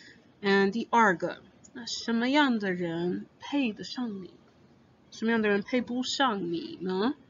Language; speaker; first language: Chinese; non-native, fluent; English